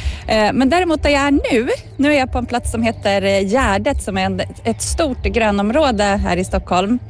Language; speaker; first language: Swedish; native; Swedish